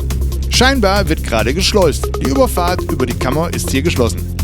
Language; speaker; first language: German; native; German